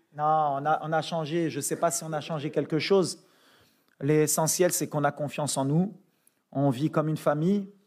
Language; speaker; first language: French; early bilingual, other home language; Arabic